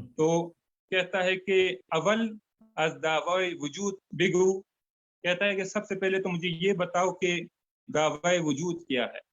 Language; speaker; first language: Urdu; non-native, fluent; Turkmen